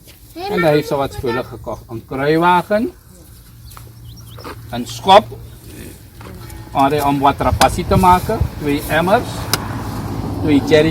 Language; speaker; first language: Dutch; non-native, local second language; Caribbean Hindustani